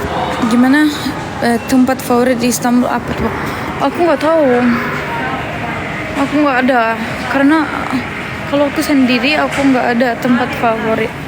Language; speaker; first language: Indonesian; non-native, learner; Turkish